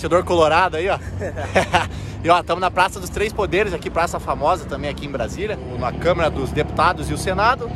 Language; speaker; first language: Portuguese; native; Portuguese